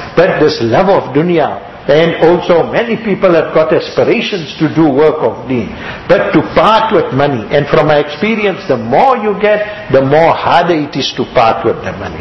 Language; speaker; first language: English; native; English